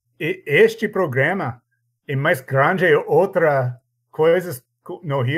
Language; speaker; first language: Portuguese; non-native, learner; English